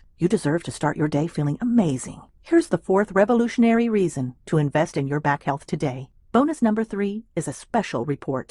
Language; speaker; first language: English; native; English